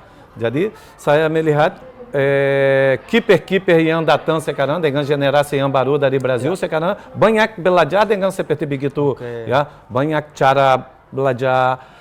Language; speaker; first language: Indonesian; non-native, fluent; Portuguese